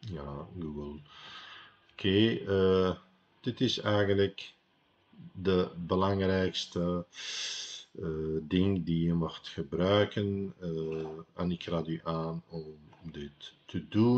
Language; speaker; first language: Dutch; non-native, fluent; Arabic